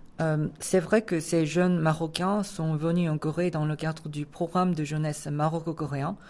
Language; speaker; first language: French; non-native, fluent; Korean